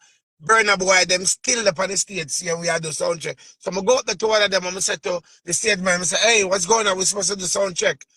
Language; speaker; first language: English; native; English